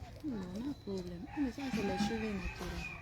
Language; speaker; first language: French; non-native, local second language; Fula